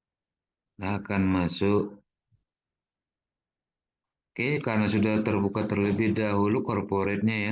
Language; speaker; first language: Indonesian; native; Indonesian